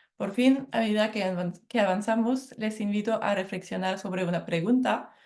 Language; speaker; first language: Spanish; non-native, fluent; French